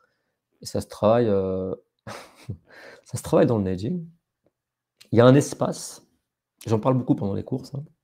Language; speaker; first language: French; native; French